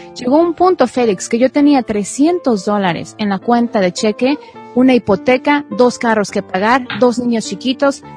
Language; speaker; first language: Spanish; native; Spanish